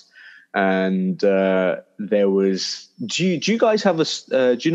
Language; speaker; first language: English; native; English